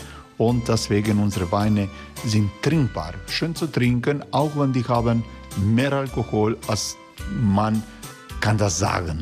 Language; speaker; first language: German; non-native, learner; Croatian